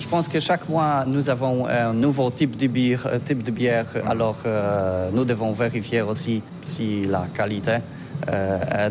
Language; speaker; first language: French; non-native, learner; Polish